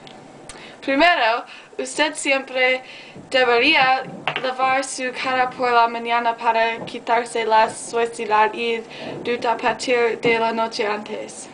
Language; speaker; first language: Spanish; non-native, learner; English